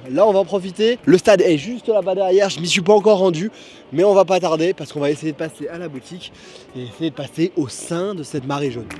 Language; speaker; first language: French; native; French